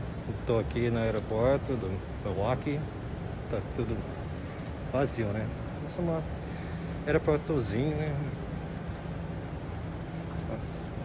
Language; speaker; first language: Portuguese; non-native, fluent; English